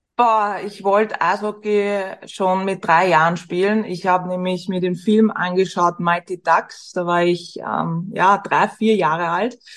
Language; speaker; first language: German; native; German